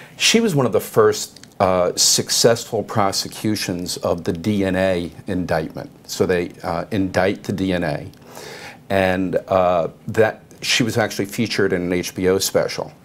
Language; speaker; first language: English; native; English